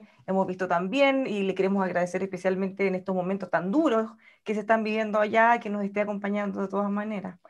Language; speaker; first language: Spanish; native; Spanish